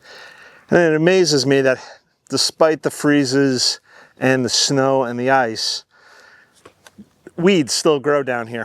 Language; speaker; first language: English; native; English